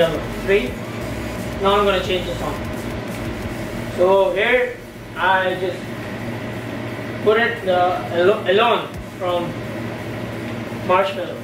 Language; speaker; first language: English; non-native, fluent; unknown